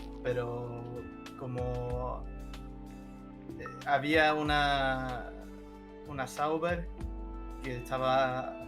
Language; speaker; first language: Spanish; non-native, learner; English